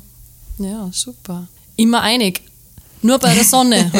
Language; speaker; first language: German; native; German